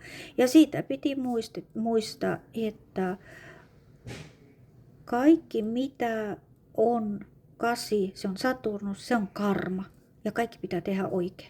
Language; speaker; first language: Finnish; non-native, fluent; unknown